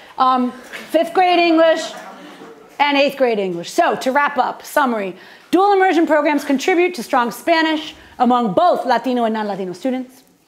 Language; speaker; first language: English; native; English